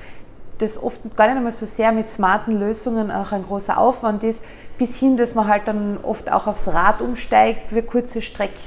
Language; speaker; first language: German; native; German